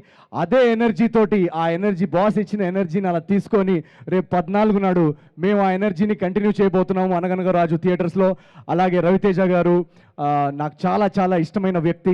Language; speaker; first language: Telugu; native; Telugu